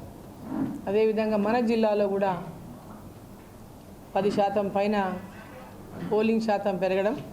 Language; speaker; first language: Telugu; native; Telugu